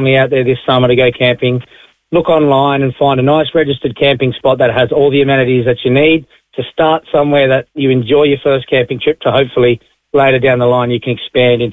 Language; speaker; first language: English; native; English